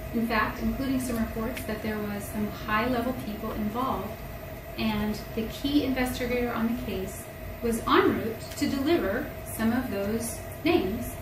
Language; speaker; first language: English; native; English